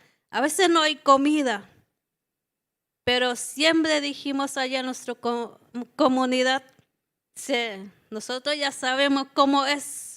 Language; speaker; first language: Spanish; non-native, local second language; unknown